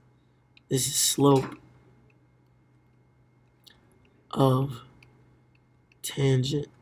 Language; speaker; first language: English; native; English